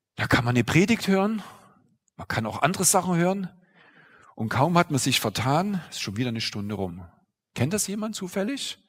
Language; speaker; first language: German; native; German